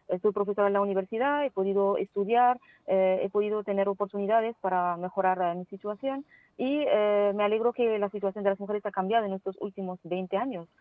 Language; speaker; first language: Spanish; non-native, fluent; Arabic